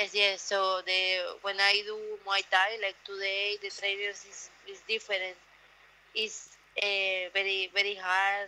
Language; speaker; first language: English; non-native, learner; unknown